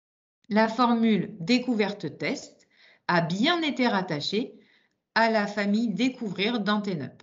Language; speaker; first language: French; native; French